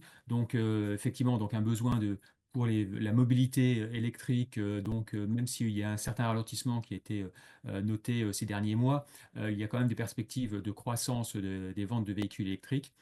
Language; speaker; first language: French; native; French